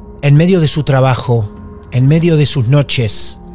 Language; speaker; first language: Spanish; native; Spanish